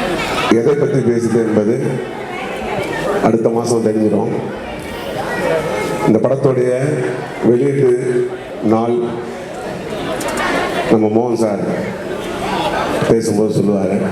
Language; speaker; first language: Tamil; native; Tamil